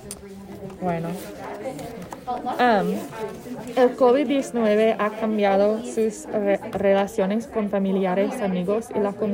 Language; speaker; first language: Spanish; non-native, learner; English